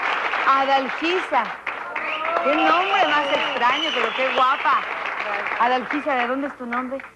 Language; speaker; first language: Spanish; native; Spanish